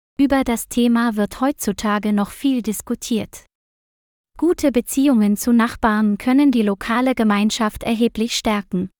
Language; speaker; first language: German; non-native, learner; Vietnamese